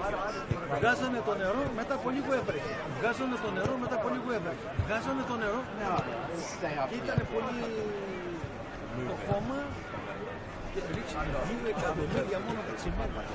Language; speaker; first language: Greek; early bilingual, heritage; Greek